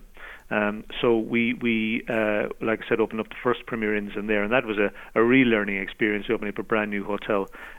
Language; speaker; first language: English; native; English